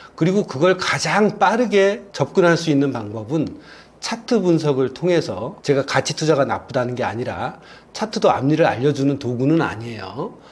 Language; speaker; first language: Korean; native; Korean